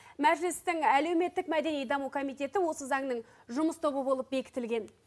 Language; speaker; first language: Kazakh; native; Kazakh